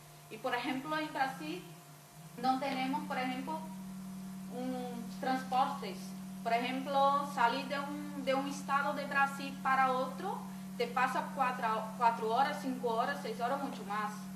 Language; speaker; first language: Spanish; non-native, fluent; Portuguese